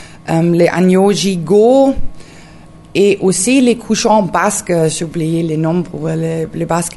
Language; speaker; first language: French; non-native, learner; German